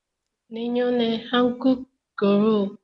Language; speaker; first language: Korean; non-native, learner; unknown